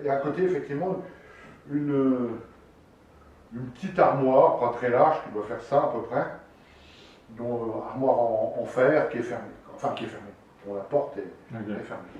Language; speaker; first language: French; native; French